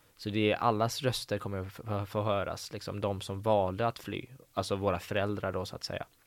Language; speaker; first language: Swedish; early bilingual, other home language; Persian